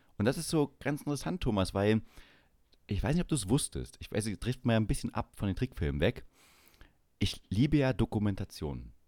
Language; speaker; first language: German; native; German